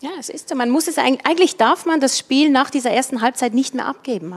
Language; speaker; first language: German; native; German